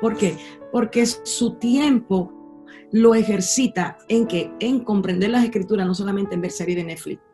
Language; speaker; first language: Spanish; native; Spanish